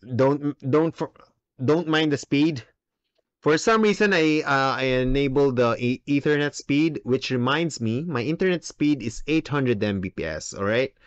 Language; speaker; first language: English; non-native, local second language; Filipino